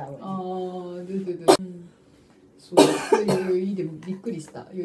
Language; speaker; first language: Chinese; non-native, learner; Japanese